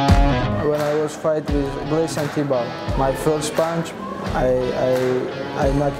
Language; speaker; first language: English; non-native, learner; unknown